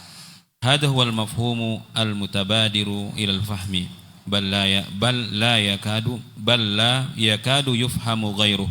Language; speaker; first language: Arabic; non-native, fluent; Indonesian